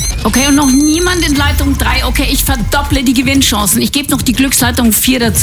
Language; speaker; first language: German; native; German